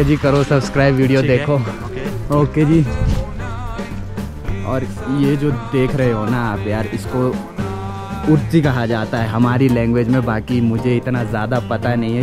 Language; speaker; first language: Hindi; non-native, local second language; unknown